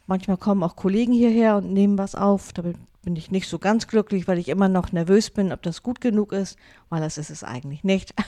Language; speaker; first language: German; non-native, local second language; Low German